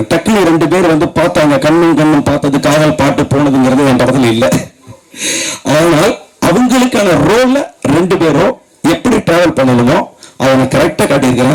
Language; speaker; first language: Tamil; native; Tamil